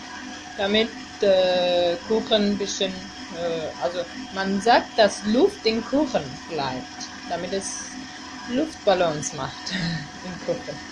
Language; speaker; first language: German; non-native, learner; Armenian